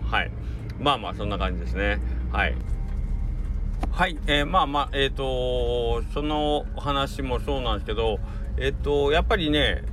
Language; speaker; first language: Japanese; native; Japanese